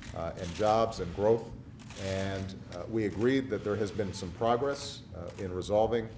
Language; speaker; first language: English; native; English